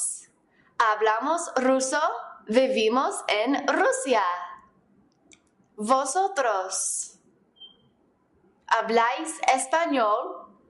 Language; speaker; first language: Spanish; non-native, fluent; English